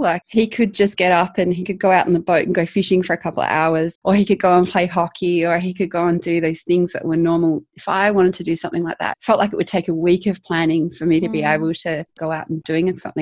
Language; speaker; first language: English; native; English